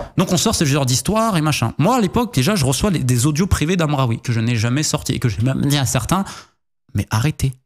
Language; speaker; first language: French; native; French